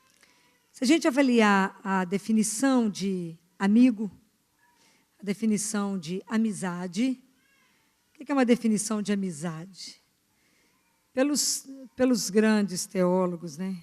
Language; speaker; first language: Portuguese; native; Portuguese